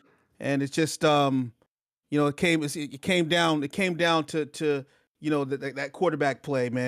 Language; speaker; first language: English; native; English